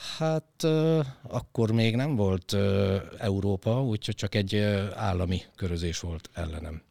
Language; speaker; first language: Hungarian; native; Hungarian